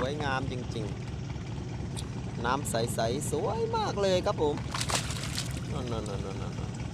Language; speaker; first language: Thai; native; Thai